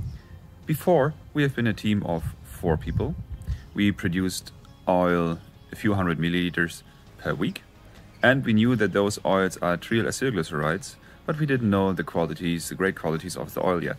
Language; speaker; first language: English; non-native, fluent; German